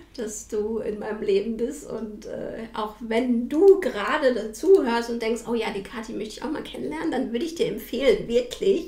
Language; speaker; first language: German; native; German